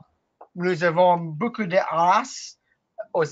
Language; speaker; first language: French; non-native, learner; English